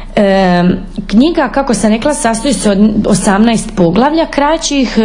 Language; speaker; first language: Croatian; non-native, local second language; Ukrainian